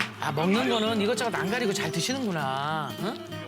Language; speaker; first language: Korean; native; Korean